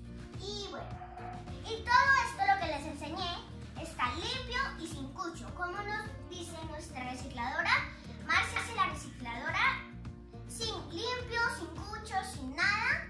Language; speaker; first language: Spanish; native; Spanish